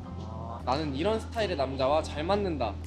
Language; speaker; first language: Korean; native; Korean